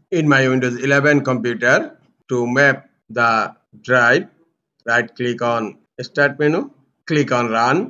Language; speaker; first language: English; non-native, local second language; Bangla